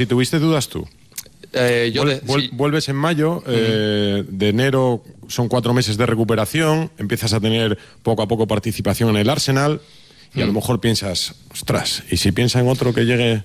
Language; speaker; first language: Spanish; native; Spanish